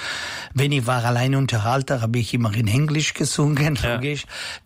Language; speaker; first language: German; non-native, local second language; Italian